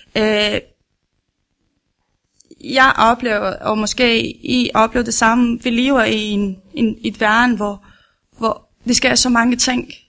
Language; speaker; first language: Danish; non-native, learner; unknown